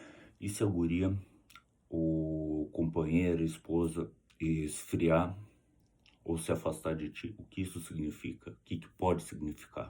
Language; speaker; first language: Portuguese; native; Portuguese